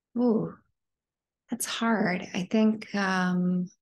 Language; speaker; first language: English; native; English